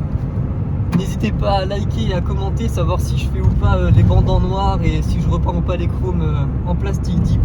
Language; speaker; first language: French; native; French